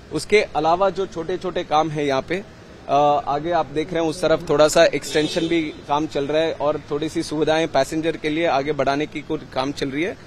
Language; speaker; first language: Hindi; non-native, local second language; Telugu